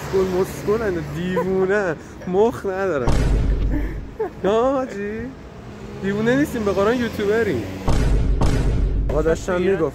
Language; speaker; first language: Persian; native; Persian